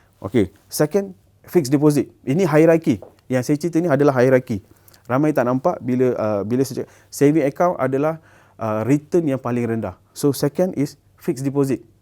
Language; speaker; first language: Malay; native; Malay